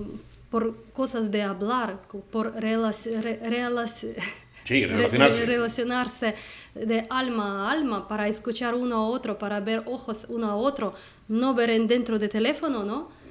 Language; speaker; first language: Spanish; non-native, learner; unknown